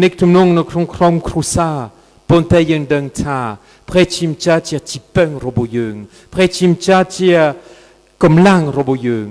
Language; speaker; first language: Khmer; non-native, fluent; French